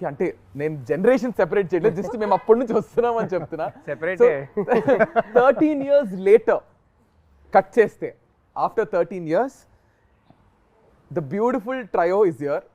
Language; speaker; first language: Telugu; native; Telugu